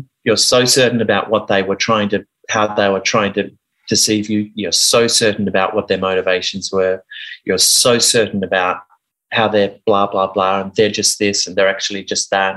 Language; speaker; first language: English; native; English